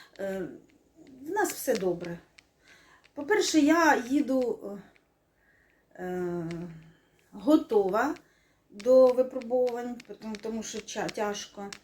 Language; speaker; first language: Ukrainian; non-native, local second language; Russian